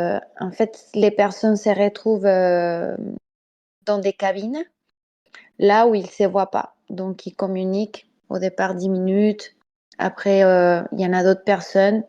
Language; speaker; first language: French; non-native, fluent; Spanish